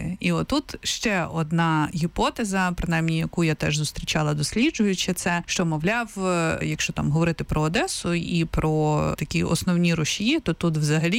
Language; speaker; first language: Ukrainian; native; Ukrainian